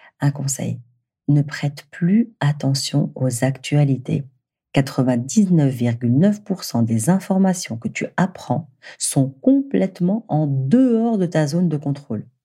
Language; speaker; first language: French; native; French